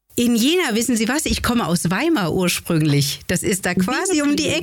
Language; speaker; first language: German; native; German